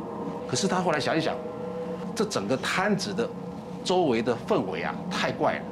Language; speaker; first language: Chinese; native; Chinese